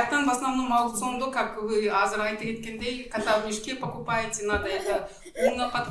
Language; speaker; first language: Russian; non-native, local second language; Kyrgyz